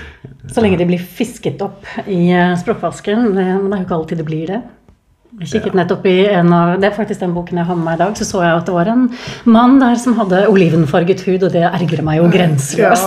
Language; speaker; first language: Norwegian; native; Norwegian